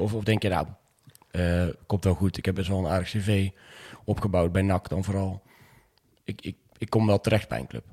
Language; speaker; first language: Dutch; native; Dutch